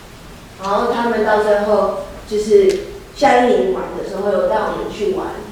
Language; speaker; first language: Chinese; early bilingual, heritage; Chinese